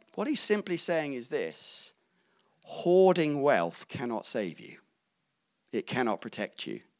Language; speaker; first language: English; native; English